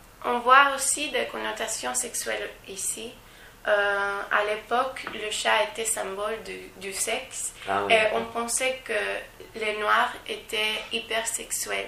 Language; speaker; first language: French; non-native, learner; Spanish